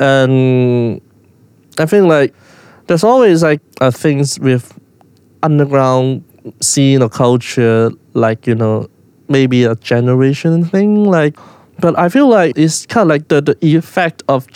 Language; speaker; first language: English; non-native, local second language; Cantonese